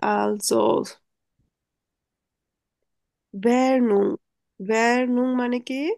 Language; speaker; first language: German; non-native, fluent; Bangla